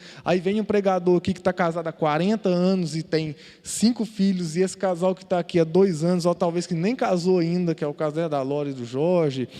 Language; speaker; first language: Portuguese; native; Portuguese